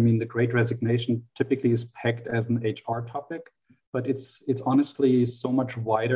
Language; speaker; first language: English; non-native, fluent; German